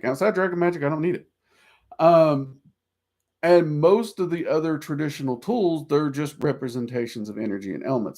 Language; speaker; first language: English; native; English